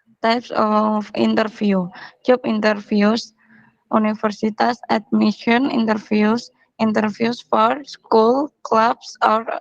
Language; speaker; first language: English; non-native, learner; Indonesian